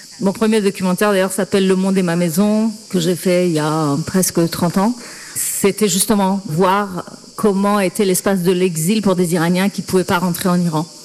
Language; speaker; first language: French; non-native, fluent; Persian